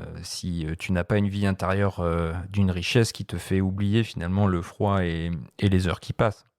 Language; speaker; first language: French; native; French